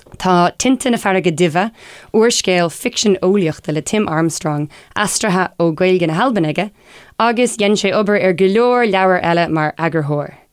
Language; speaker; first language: Irish; non-native, local second language; English